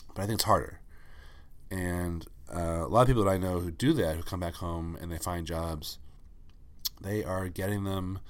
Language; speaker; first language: English; native; English